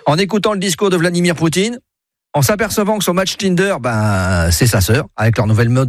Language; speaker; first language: French; native; French